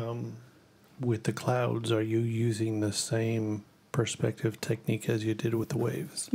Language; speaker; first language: English; native; English